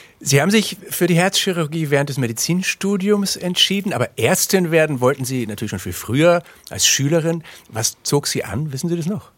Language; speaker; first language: German; native; German